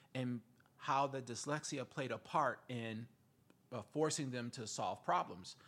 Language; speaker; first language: English; native; English